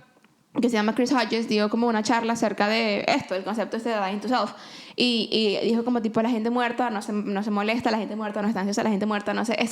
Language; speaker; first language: Spanish; native; Spanish